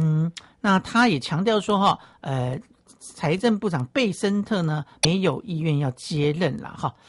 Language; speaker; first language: Chinese; native; Chinese